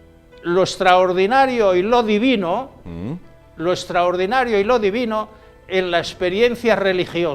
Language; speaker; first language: Spanish; native; Spanish